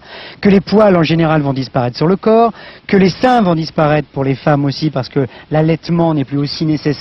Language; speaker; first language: French; native; French